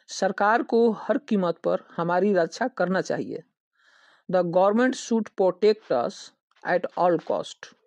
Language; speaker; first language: Hindi; native; Hindi